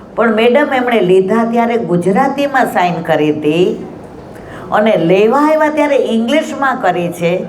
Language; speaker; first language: Gujarati; native; Gujarati